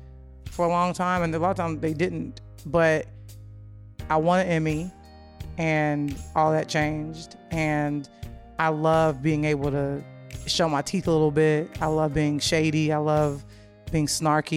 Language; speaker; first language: English; native; English